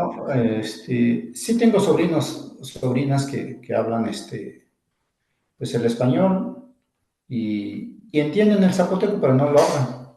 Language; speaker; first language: Spanish; non-native, local second language; Zapotec